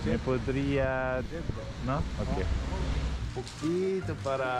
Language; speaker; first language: Spanish; non-native, learner; German